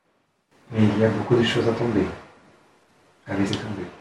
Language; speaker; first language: French; non-native, fluent; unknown